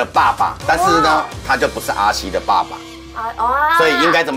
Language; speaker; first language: Chinese; native; Chinese